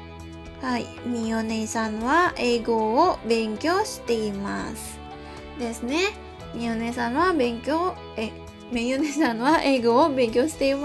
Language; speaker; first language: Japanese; non-native, learner; Indonesian